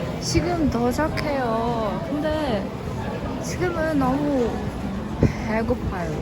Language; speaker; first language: Korean; non-native, learner; Thai